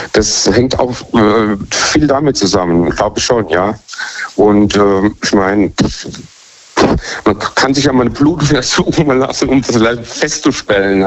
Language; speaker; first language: German; native; German